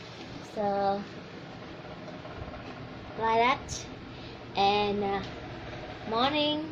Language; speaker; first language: English; non-native, learner; Vietnamese